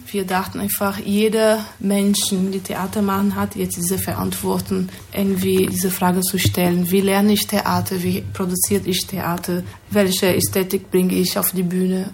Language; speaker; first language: German; non-native, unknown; Portuguese